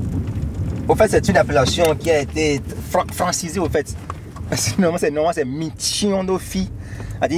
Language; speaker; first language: French; non-native, local second language; Fon